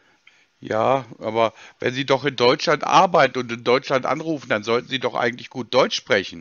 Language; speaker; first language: German; native; German